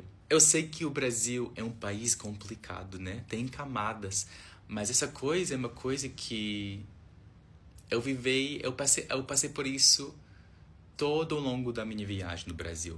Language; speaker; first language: Portuguese; non-native, fluent; English